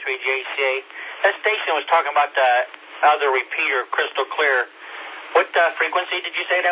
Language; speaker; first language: English; native; English